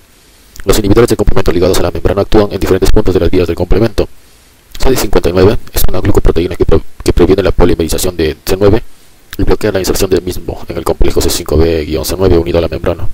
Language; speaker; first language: Spanish; native; Spanish